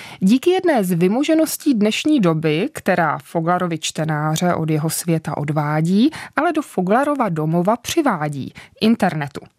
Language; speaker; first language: Czech; native; Czech